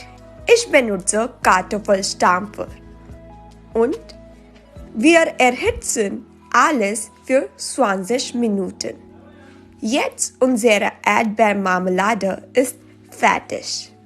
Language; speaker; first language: German; non-native, learner; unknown